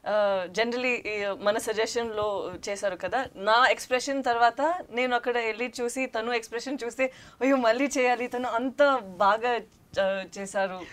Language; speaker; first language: Telugu; non-native, local second language; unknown